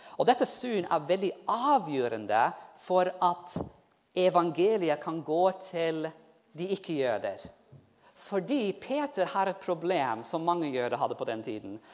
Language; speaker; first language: Norwegian; non-native, fluent; English